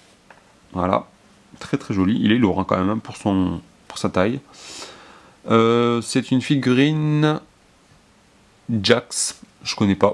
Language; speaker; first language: French; native; French